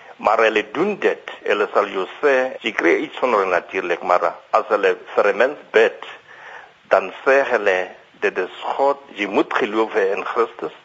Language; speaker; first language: Afrikaans; non-native, local second language; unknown